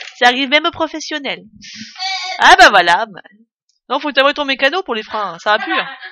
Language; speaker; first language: French; native; French